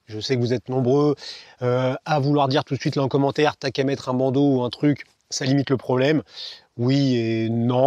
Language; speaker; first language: French; native; French